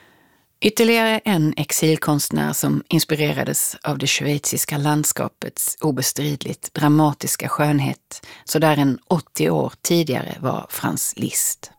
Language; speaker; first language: Swedish; native; Swedish